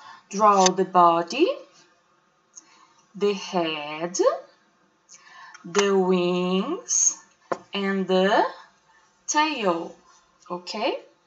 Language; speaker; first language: English; non-native, fluent; Portuguese